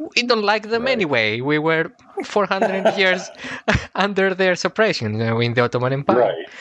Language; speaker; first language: English; non-native, fluent; Greek